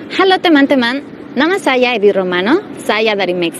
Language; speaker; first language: Indonesian; non-native, fluent; Spanish